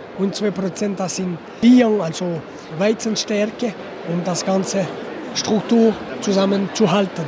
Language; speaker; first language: German; non-native, learner; French